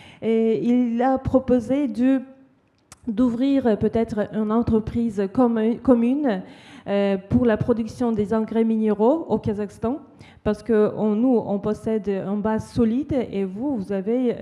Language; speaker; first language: French; non-native, fluent; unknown